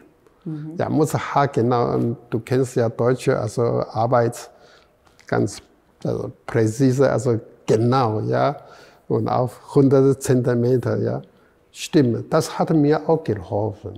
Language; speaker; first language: German; non-native, fluent; Chinese